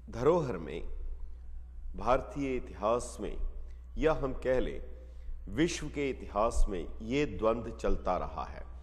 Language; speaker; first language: Hindi; non-native, local second language; Punjabi